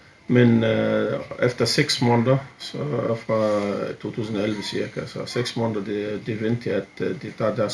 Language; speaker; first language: Danish; non-native, fluent; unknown